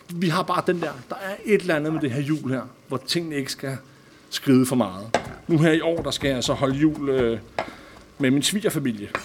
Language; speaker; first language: Danish; native; Danish